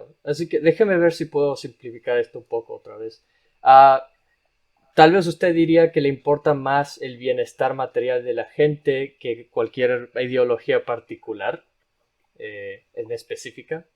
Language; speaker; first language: Spanish; non-native, fluent; English